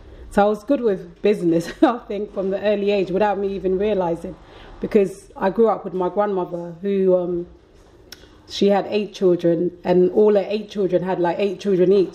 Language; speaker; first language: English; early bilingual, other home language; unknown